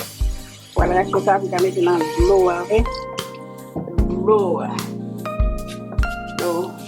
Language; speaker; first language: French; non-native, learner; Haitian Creole